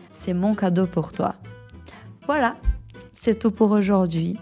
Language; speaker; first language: French; non-native, fluent; Portuguese